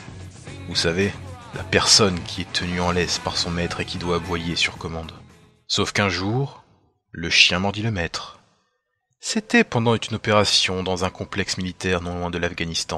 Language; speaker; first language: French; native; French